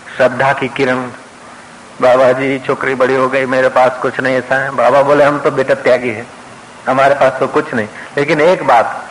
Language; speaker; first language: Hindi; non-native, local second language; Sindhi